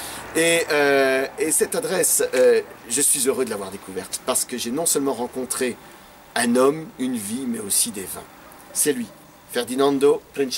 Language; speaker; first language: French; native; French